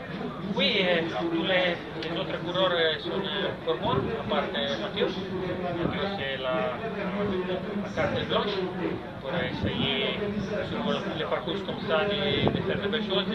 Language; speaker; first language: French; non-native, learner; Italian